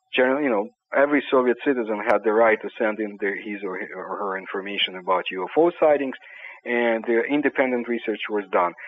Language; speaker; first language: English; non-native, fluent; Ukrainian